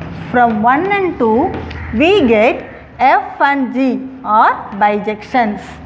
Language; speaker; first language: English; non-native, local second language; Tamil